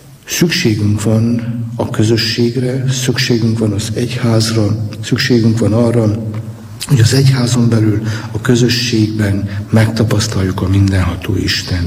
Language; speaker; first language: Hungarian; native; Hungarian